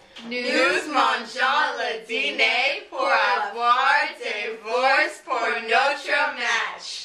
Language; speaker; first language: French; non-native, learner; English